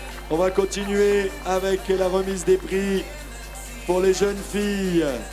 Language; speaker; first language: French; native; French